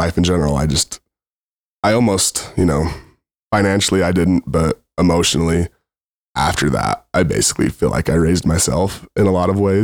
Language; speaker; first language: English; native; English